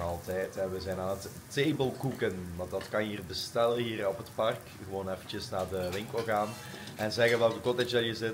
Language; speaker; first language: Dutch; native; Dutch